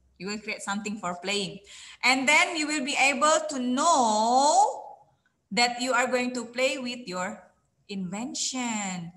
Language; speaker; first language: English; non-native, fluent; Indonesian